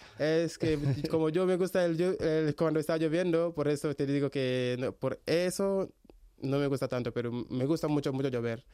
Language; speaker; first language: Spanish; non-native, learner; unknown